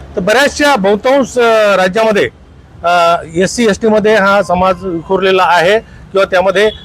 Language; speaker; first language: Marathi; non-native, local second language; Lambadi